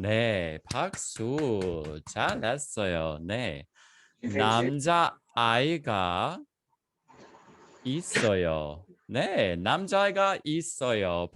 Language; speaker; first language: Korean; non-native, fluent; English